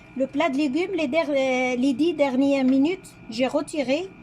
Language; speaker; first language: French; non-native, local second language; Arabic